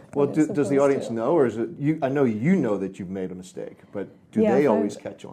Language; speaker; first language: English; native; English